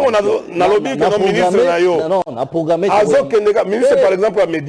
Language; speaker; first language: French; non-native, local second language; Lingala